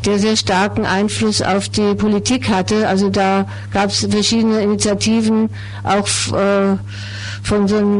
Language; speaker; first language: German; native; German